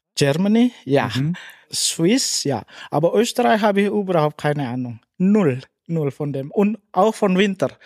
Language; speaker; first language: German; non-native, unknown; Indonesian